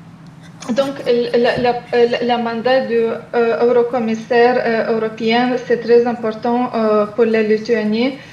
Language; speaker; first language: French; non-native, fluent; Lithuanian